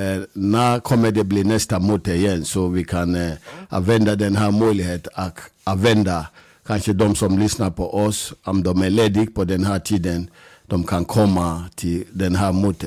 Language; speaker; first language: Swedish; non-native, fluent; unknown